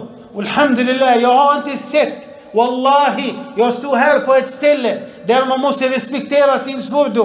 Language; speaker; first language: Swedish; early bilingual, other home language; Arabic